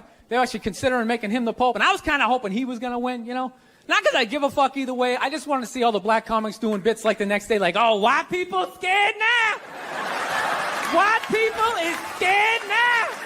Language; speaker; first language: English; native; English